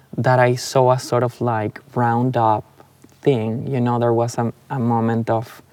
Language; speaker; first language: English; non-native, fluent; Spanish